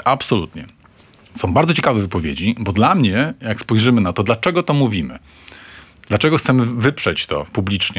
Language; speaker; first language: Polish; native; Polish